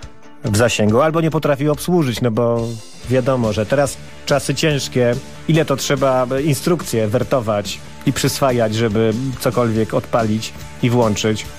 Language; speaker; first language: Polish; native; Polish